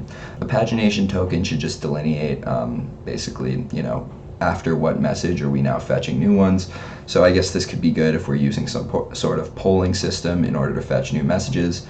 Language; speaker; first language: English; native; English